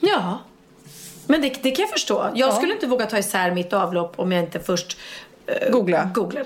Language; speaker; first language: Swedish; native; Swedish